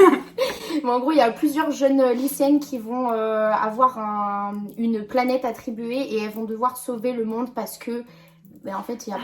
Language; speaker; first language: French; native; French